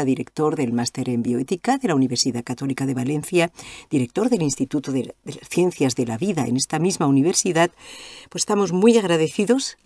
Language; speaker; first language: Spanish; native; Spanish